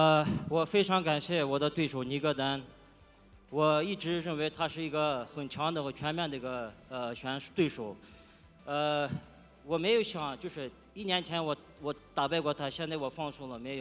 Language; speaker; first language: Chinese; non-native, fluent; Russian